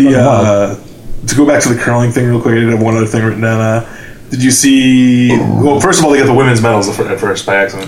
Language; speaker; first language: English; native; English